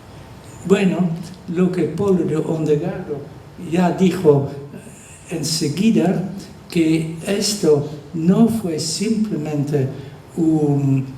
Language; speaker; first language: Spanish; non-native, fluent; Dutch